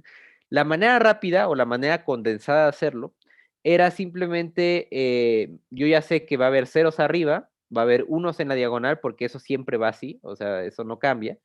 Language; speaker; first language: Spanish; native; Spanish